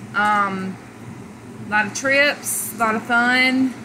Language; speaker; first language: English; native; English